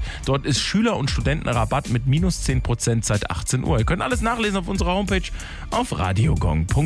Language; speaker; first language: German; native; German